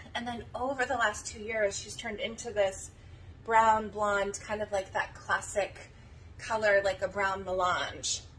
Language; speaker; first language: English; native; English